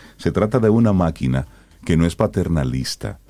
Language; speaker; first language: Spanish; native; Spanish